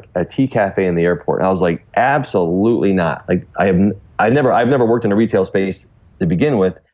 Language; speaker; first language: English; native; English